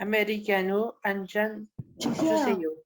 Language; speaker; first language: Korean; non-native, learner; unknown